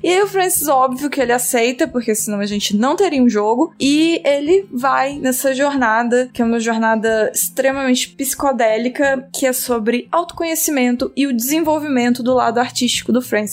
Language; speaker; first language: Portuguese; native; Portuguese